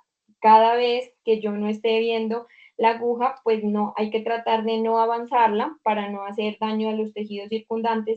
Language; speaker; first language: Spanish; native; Spanish